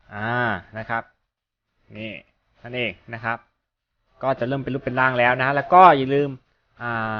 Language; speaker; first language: Thai; native; Thai